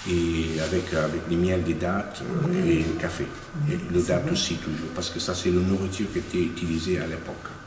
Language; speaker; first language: French; non-native, fluent; Arabic